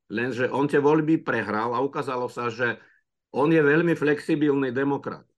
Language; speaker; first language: Slovak; non-native, fluent; Russian